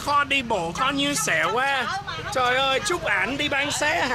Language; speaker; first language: Vietnamese; non-native, learner; English